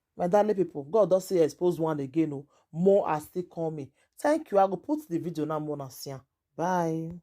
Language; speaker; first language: Nigerian Pidgin; native; Nigerian Pidgin